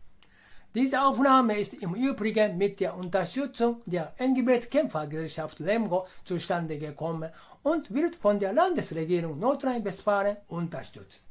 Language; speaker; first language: German; non-native, fluent; Japanese